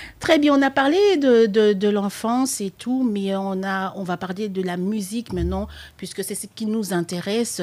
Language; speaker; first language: French; non-native, local second language; Lingala